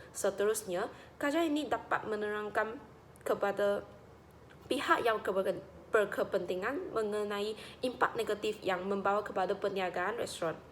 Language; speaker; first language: Malay; non-native, local second language; Chinese